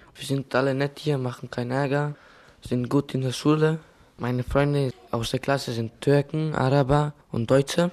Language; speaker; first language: German; early bilingual, other home language; Bosnian